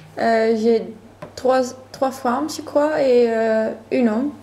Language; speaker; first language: French; non-native, learner; Dutch